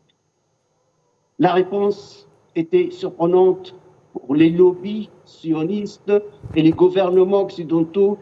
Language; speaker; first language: French; non-native, fluent; Arabic